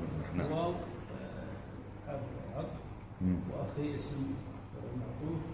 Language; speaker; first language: Arabic; native; Arabic